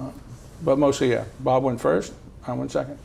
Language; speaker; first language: English; native; English